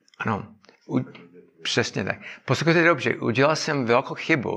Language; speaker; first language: Czech; non-native, learner; English